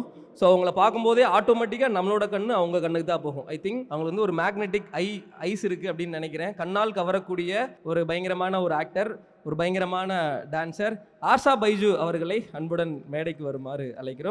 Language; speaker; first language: Tamil; native; Tamil